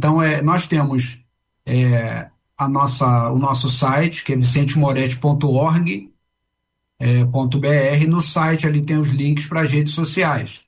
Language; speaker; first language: Portuguese; native; Portuguese